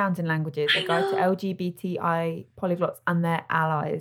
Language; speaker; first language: English; native; English